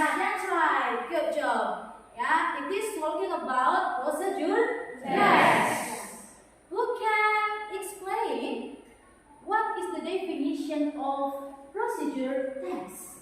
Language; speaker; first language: English; non-native, learner; Indonesian